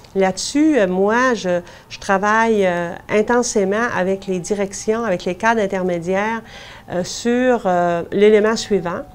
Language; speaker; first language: French; native; French